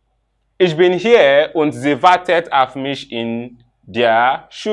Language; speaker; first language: German; non-native, fluent; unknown